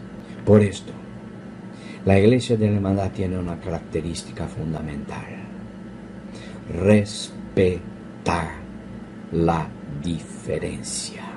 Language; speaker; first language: Spanish; non-native, fluent; Portuguese